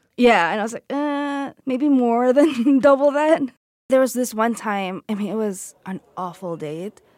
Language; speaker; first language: English; non-native, local second language; Filipino